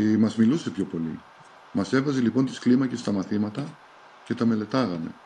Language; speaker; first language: Greek; early bilingual, heritage; Greek